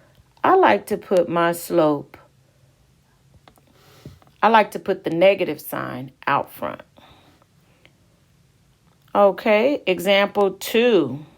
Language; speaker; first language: English; native; English